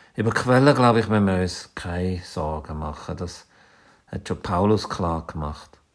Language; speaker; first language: German; native; German